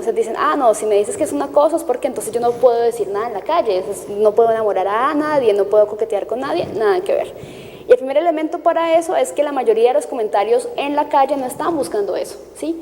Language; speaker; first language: Spanish; native; Spanish